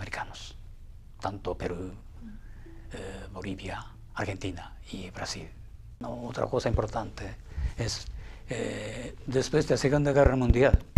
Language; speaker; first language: Spanish; non-native, fluent; Japanese